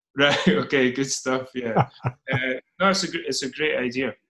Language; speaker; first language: English; native; English